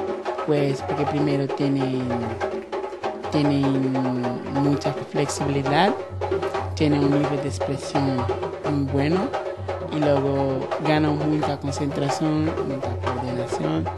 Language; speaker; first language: Spanish; non-native, fluent; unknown